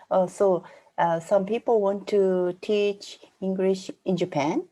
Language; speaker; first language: English; non-native, fluent; Japanese